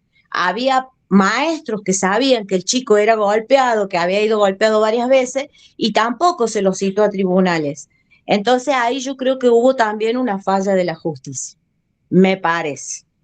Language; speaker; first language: Spanish; native; Spanish